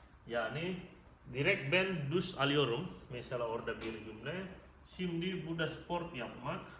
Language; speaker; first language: Turkish; non-native, fluent; Indonesian